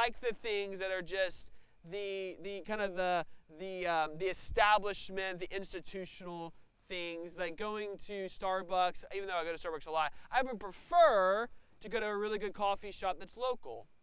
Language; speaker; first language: English; native; English